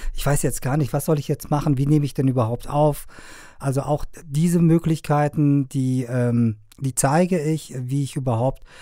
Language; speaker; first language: German; non-native, fluent; Persian